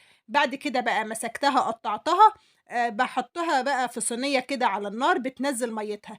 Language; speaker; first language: Arabic; native; Arabic